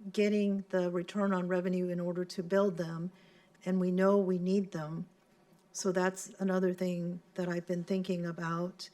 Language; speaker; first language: English; non-native, local second language; Cantonese